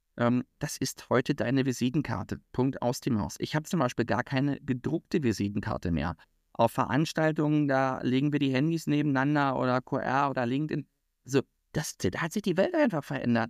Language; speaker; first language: German; native; German